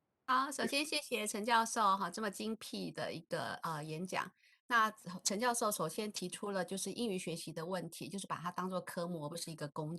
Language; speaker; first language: Chinese; native; Chinese